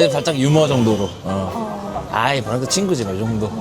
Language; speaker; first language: Korean; native; Korean